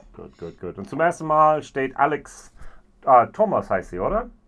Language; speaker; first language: German; non-native, fluent; English